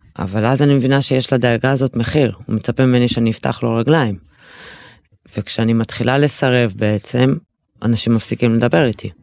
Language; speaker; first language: Hebrew; early bilingual, other home language; Russian